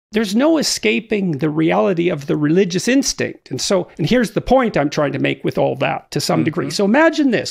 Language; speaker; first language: English; native; English